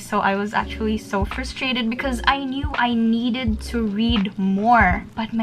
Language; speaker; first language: English; non-native, local second language; Filipino